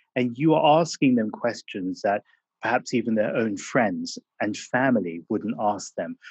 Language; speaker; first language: English; native; English